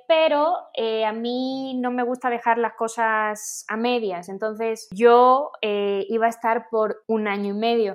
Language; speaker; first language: Spanish; native; Spanish